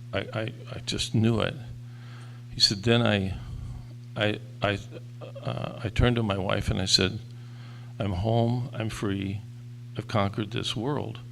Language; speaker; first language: English; native; English